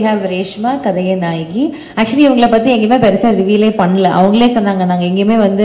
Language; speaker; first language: Tamil; native; Tamil